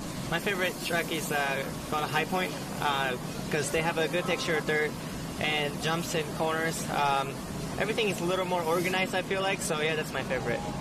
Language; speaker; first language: English; early bilingual, other home language; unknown